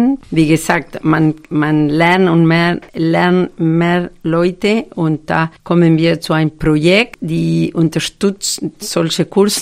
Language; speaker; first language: German; non-native, fluent; Spanish